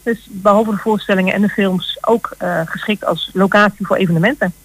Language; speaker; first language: Dutch; native; Dutch